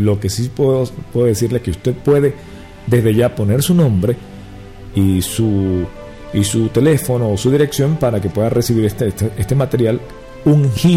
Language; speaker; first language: Spanish; native; Spanish